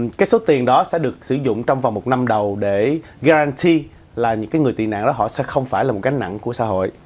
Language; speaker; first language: Vietnamese; early bilingual, other home language; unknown